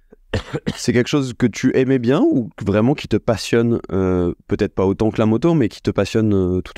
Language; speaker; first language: French; native; French